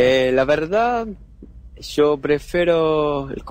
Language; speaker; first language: Spanish; non-native, learner; Arabic